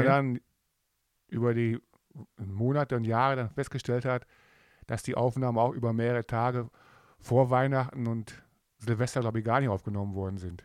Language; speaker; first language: German; native; German